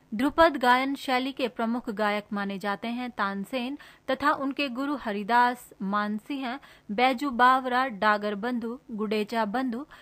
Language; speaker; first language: Hindi; native; Hindi